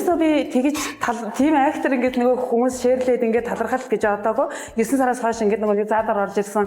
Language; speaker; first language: Mongolian; native; Mongolian